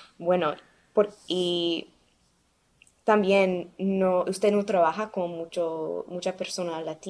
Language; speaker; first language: Spanish; non-native, learner; English